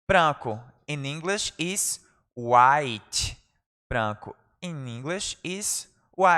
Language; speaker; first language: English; non-native, fluent; Portuguese